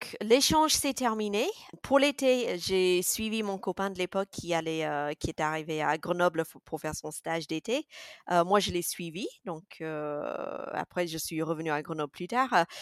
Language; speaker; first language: French; non-native, fluent; English